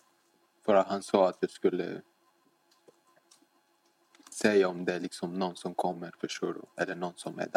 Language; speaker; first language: Swedish; non-native, fluent; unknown